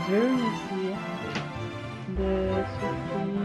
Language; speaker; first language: English; non-native, learner; Indonesian